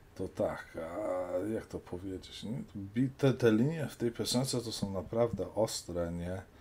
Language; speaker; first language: Polish; early bilingual, heritage; Polish